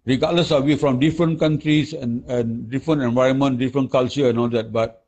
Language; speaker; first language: English; non-native, local second language; Malay